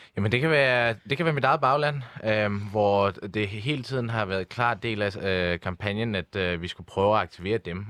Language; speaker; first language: Danish; early bilingual, other home language; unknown